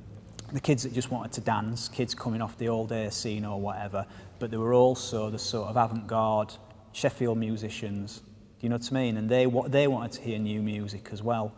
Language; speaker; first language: English; native; English